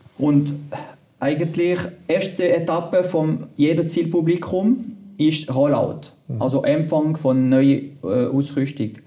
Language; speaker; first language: German; non-native, local second language; French